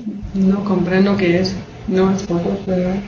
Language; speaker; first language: Spanish; non-native, fluent; French